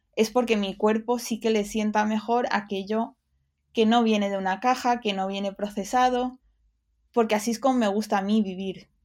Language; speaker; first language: Spanish; early bilingual, other home language; English